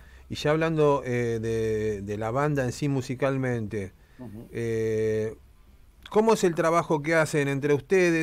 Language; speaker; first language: Spanish; native; Spanish